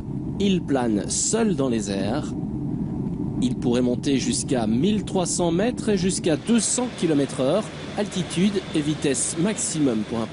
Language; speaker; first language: French; native; French